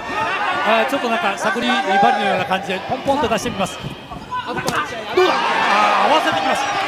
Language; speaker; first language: Japanese; native; Japanese